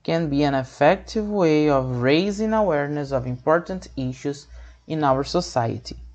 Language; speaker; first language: English; non-native, fluent; Portuguese